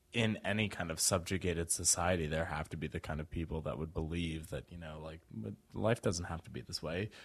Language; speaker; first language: English; native; English